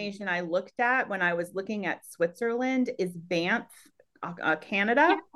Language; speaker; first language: English; native; English